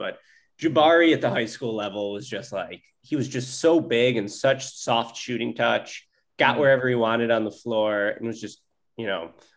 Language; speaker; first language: English; native; English